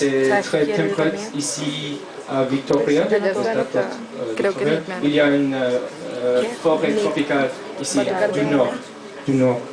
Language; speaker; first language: French; non-native, fluent; English